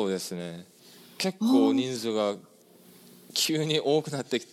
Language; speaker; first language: Japanese; non-native, fluent; English